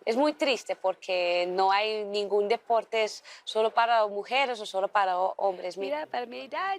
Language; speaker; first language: Spanish; early bilingual, heritage; Dutch